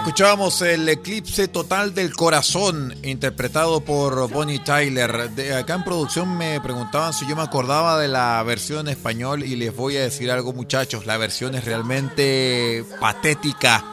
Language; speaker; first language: Spanish; native; Spanish